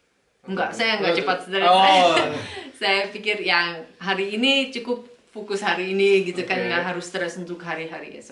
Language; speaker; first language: Indonesian; non-native, fluent; Dutch